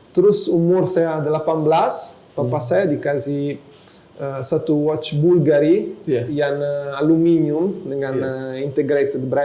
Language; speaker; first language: Indonesian; non-native, fluent; Italian